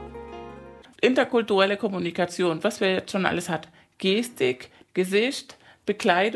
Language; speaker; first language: German; non-native, fluent; Spanish